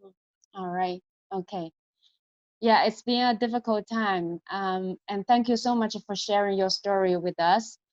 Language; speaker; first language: English; non-native, fluent; Chinese